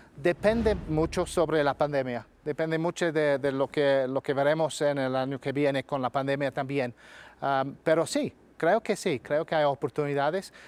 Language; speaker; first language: Spanish; non-native, fluent; English